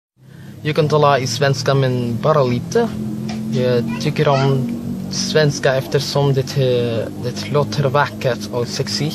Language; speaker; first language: Swedish; non-native, learner; Filipino